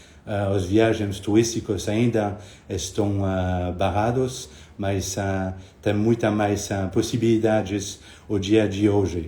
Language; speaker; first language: Portuguese; non-native, fluent; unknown